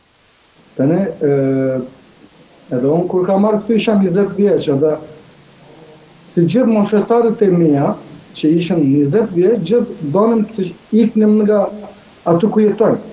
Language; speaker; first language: Albanian; non-native, fluent; Turkish